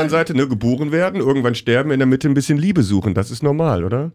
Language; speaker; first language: German; native; German